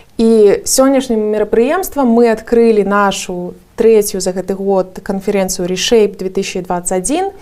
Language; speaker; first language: Belarusian; non-native, local second language; Russian